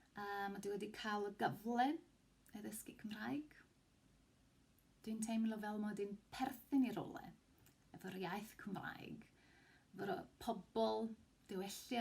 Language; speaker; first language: Welsh; non-native, fluent; Greek